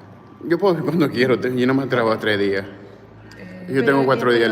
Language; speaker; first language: Spanish; early bilingual, heritage; English